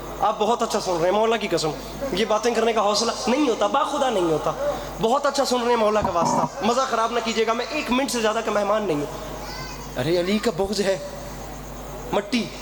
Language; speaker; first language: Urdu; non-native, local second language; Punjabi